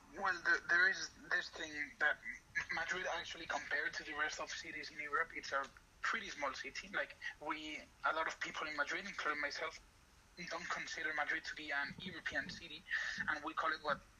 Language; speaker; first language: English; non-native, fluent; Spanish